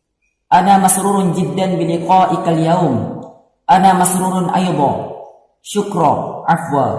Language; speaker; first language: Arabic; non-native, fluent; Indonesian